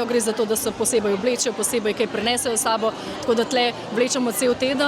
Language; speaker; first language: Slovenian; native; Slovenian